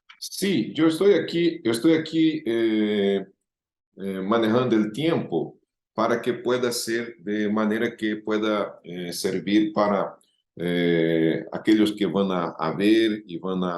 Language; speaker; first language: Spanish; non-native, fluent; Portuguese